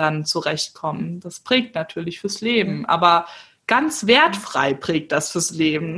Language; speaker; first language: German; native; German